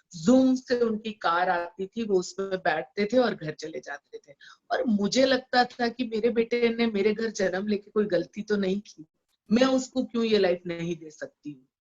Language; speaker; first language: Hindi; non-native, local second language; Gujarati